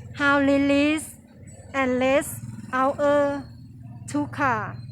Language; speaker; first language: English; non-native, learner; Thai